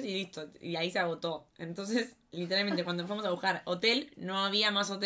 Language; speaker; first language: Spanish; native; Spanish